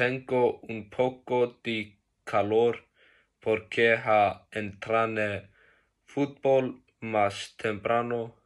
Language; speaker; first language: Spanish; non-native, learner; Icelandic